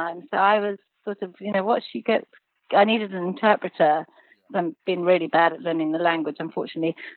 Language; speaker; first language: English; native; English